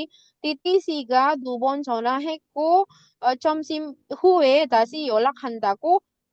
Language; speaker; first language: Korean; non-native, fluent; Indonesian